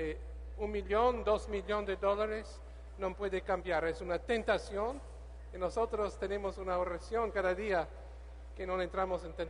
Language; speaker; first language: Spanish; non-native, learner; English